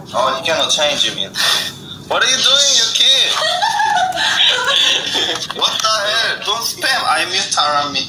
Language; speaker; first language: English; non-native, learner; Korean